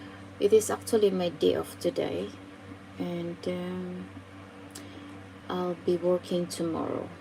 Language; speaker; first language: English; non-native, fluent; Filipino